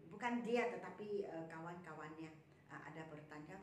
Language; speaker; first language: Malay; native; Malay